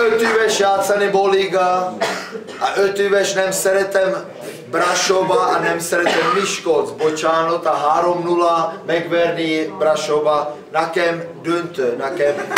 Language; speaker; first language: Hungarian; non-native, learner; Czech